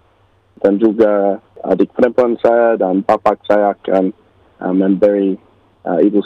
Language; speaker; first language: Indonesian; non-native, learner; English